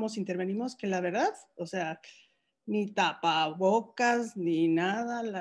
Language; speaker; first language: Spanish; native; Spanish